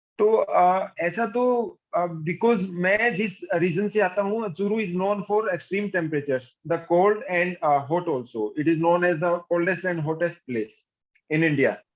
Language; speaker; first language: Hindi; native; Hindi